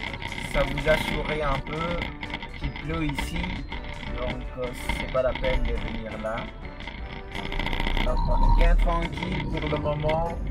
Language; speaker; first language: French; non-native, fluent; Indonesian